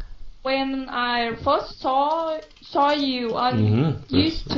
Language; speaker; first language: English; non-native, learner; Vietnamese